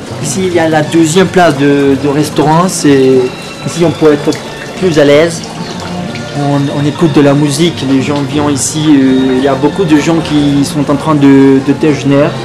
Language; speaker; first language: French; non-native, fluent; Spanish